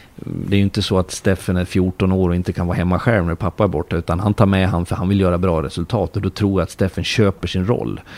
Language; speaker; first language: Swedish; native; Swedish